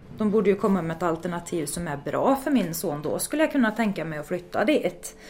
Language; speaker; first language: Swedish; native; Swedish